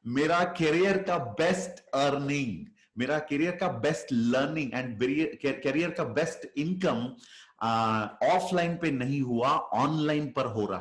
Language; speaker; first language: Hindi; native; Hindi